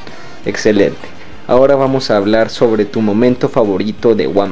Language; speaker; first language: Spanish; native; Spanish